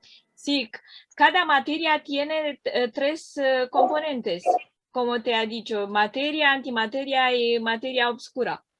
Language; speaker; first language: Spanish; non-native, learner; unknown